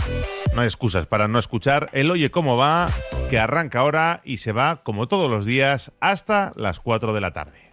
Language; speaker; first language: Spanish; native; Spanish